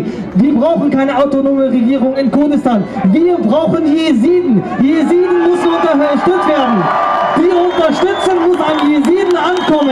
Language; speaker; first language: German; early bilingual, other home language; Kurdish